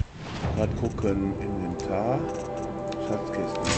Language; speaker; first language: German; native; German